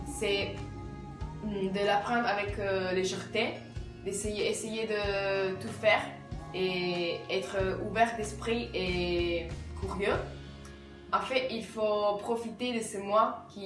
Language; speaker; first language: French; non-native, fluent; Italian